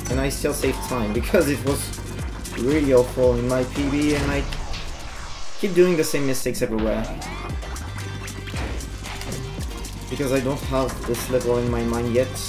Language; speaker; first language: English; non-native, fluent; French